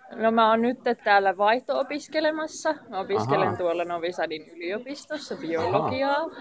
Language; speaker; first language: Finnish; native; Finnish